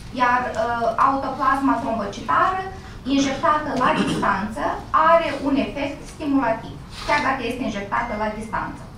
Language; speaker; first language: Romanian; native; Romanian